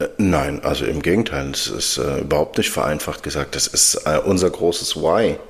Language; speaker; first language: German; early bilingual, other home language; Arabic